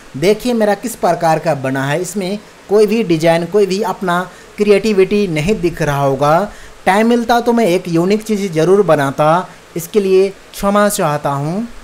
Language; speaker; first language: Hindi; native; Hindi